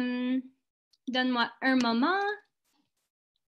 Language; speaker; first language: French; non-native, local second language; English